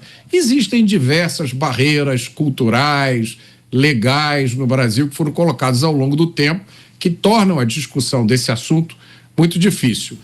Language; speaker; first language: Portuguese; native; Portuguese